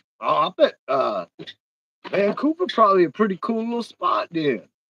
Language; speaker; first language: English; native; English